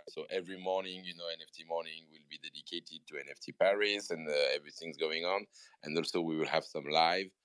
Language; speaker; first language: English; non-native, fluent; French